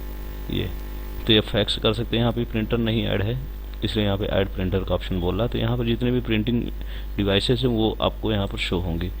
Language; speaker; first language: Hindi; native; Hindi